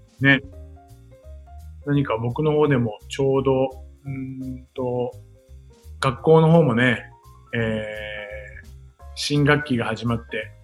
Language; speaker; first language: Japanese; native; Japanese